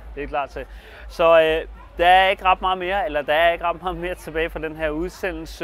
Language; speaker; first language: Danish; native; Danish